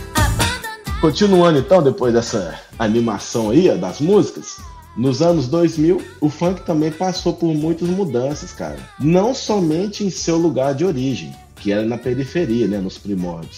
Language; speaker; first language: Portuguese; native; Portuguese